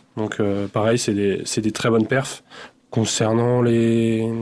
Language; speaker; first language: French; native; French